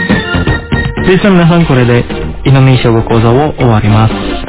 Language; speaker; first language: Japanese; non-native, fluent; Indonesian